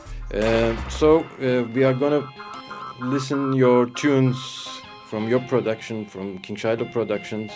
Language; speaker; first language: English; non-native, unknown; Turkish